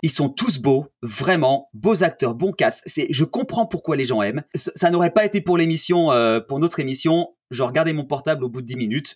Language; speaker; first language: French; native; French